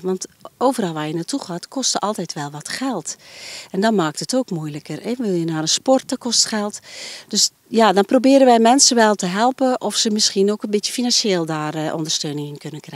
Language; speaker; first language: Dutch; native; Dutch